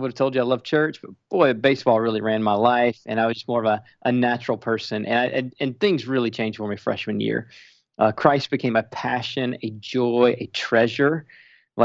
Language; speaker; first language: English; native; English